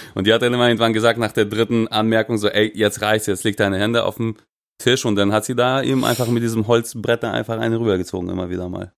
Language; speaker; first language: German; non-native, fluent; Russian